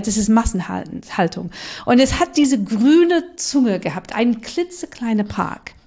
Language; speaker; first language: German; non-native, fluent; English